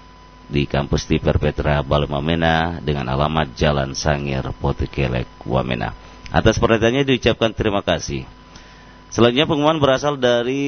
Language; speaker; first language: Indonesian; native; Indonesian